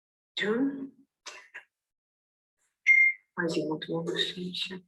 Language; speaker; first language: French; non-native, fluent; Armenian